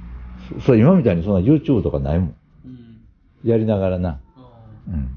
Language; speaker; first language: Japanese; native; Japanese